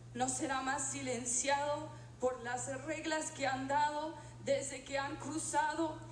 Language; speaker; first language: Spanish; native; Spanish